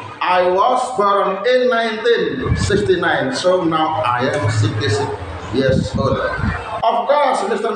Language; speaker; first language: English; non-native, learner; Indonesian